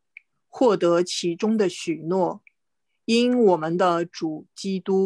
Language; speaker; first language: Chinese; native; Chinese